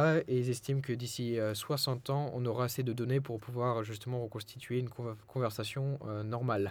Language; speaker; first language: French; non-native, fluent; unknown